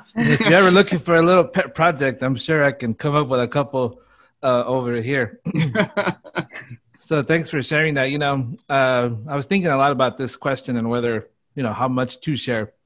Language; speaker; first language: English; native; English